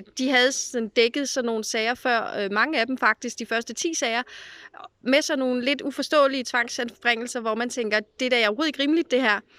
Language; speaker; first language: Danish; native; Danish